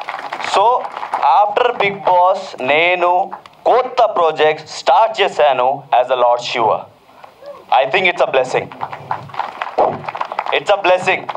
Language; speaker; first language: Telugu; non-native, local second language; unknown